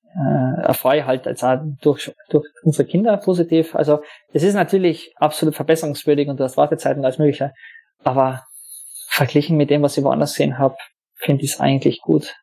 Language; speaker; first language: German; native; German